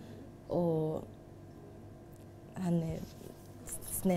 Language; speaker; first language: Swedish; non-native, learner; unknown